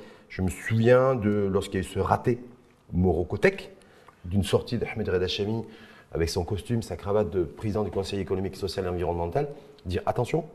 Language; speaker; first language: French; non-native, local second language; Arabic